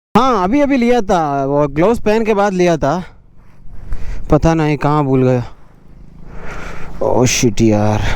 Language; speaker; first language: Hindi; non-native, local second language; Kannada